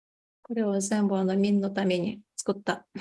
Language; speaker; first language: Japanese; non-native, fluent; Tatar